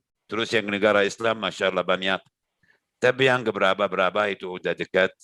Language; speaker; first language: Indonesian; non-native, learner; Arabic